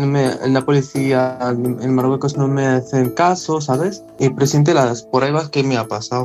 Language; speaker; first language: Spanish; non-native, learner; Arabic